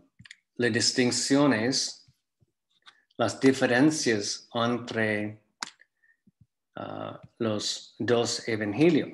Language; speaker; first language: Spanish; non-native, fluent; English